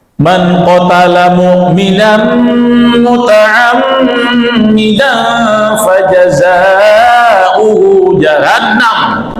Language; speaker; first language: Indonesian; native; Indonesian